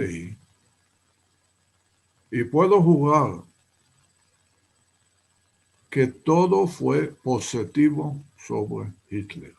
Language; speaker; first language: Spanish; non-native, fluent; Hebrew